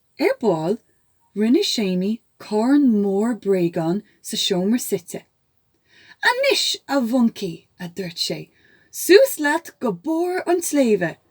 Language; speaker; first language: Irish; native; Irish